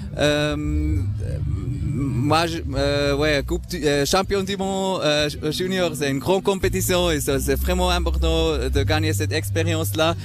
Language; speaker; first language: French; non-native, local second language; German